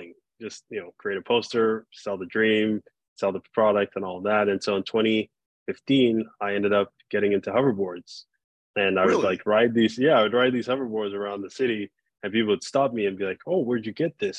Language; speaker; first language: English; non-native, local second language; Yoruba